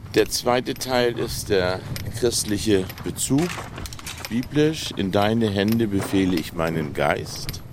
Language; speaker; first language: German; native; German